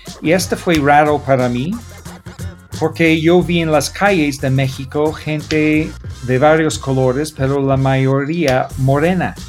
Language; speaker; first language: Spanish; non-native, fluent; English